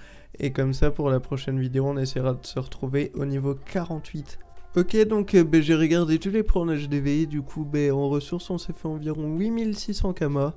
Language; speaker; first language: French; native; French